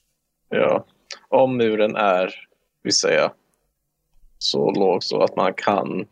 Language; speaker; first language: Swedish; non-native, fluent; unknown